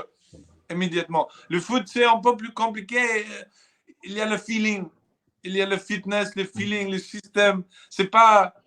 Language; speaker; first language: French; non-native, fluent; English